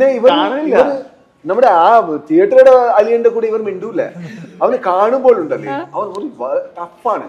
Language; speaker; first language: Malayalam; non-native, learner; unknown